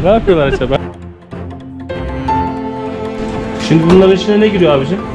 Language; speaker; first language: Turkish; native; Turkish